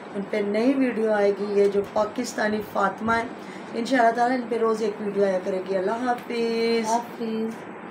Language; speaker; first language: Urdu; non-native, local second language; Punjabi